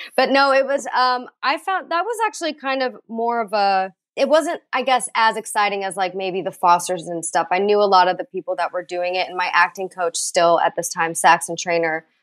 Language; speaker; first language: English; native; English